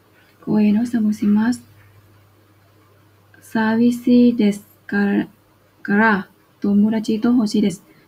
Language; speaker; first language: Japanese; non-native, fluent; Vietnamese